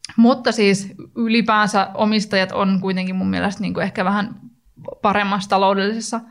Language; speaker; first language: Finnish; native; Finnish